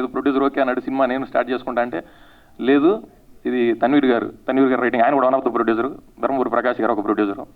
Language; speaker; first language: Telugu; native; Telugu